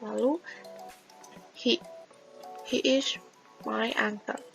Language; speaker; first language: English; non-native, fluent; Indonesian